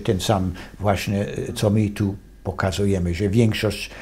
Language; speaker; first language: Polish; non-native, fluent; English